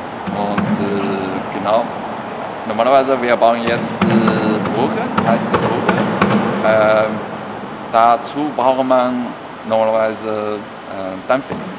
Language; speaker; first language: German; non-native, learner; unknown